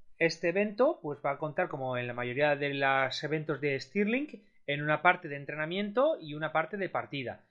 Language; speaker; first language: Spanish; native; Spanish